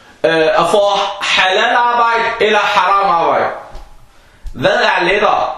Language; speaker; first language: Danish; early bilingual, other home language; Arabic